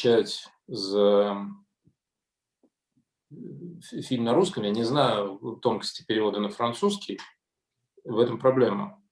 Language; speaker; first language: Russian; native; Russian